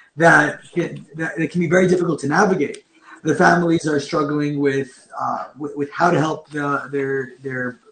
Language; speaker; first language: English; native; English